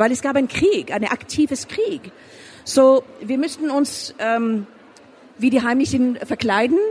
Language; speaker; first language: German; non-native, fluent; Persian